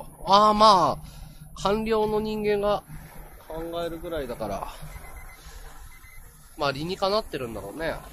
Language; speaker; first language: Japanese; native; Japanese